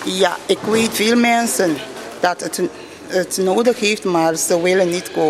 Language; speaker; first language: Dutch; non-native, learner; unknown